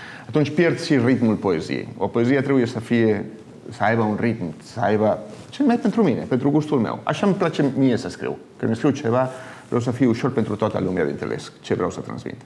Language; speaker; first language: Romanian; non-native, fluent; Catalan